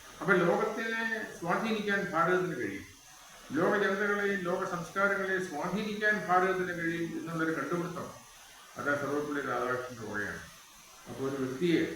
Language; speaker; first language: Malayalam; native; Malayalam